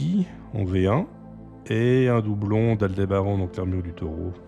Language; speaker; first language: French; native; French